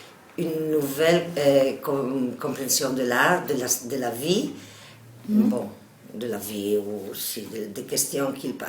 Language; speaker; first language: French; non-native, learner; Catalan